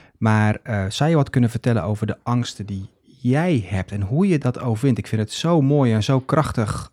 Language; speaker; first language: Dutch; native; Dutch